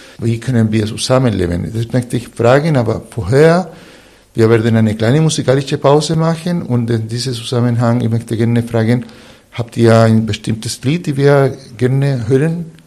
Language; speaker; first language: German; non-native, fluent; Spanish